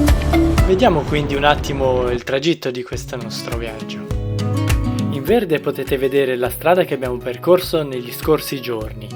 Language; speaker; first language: Italian; native; Italian